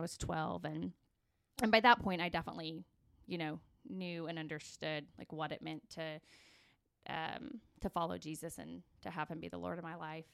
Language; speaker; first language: English; native; English